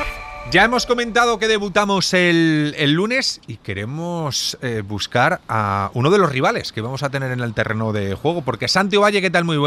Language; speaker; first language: Spanish; native; Spanish